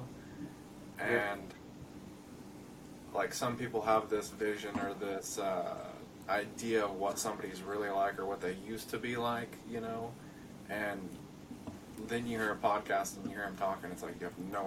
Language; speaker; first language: English; native; English